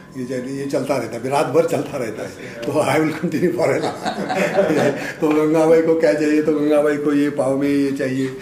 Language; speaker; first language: Hindi; non-native, local second language; Marathi